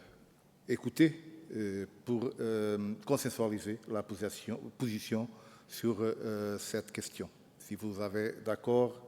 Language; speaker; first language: French; non-native, fluent; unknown